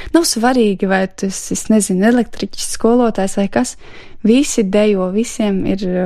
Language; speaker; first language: Latvian; native; Latvian